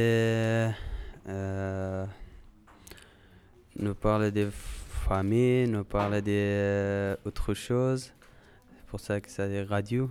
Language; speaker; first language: French; non-native, learner; Persian